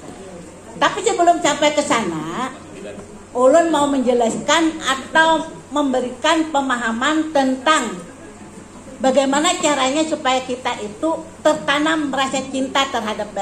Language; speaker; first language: Indonesian; native; Indonesian